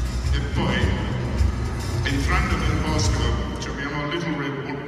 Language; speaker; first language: Italian; non-native, fluent; English